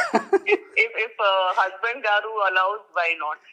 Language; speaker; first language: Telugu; non-native, learner; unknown